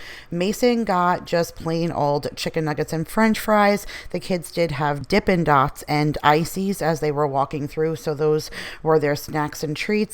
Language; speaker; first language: English; native; English